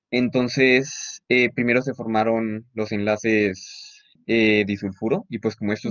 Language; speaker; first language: Spanish; native; Spanish